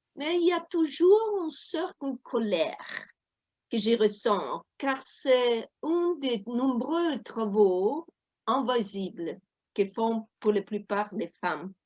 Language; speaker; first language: French; non-native, fluent; German